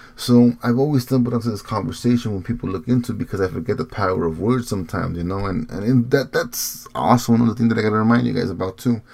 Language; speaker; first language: English; early bilingual, heritage; Spanish